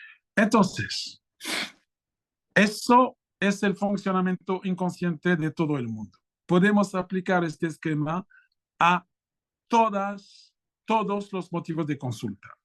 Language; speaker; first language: Spanish; non-native, fluent; French